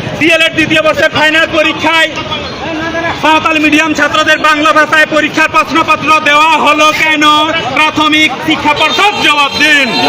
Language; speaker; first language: Bangla; non-native, local second language; Santali